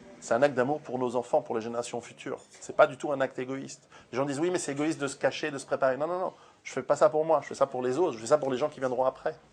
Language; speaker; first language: French; early bilingual, other home language; Italian